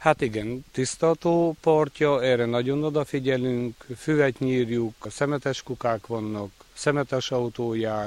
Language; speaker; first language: Hungarian; native; Hungarian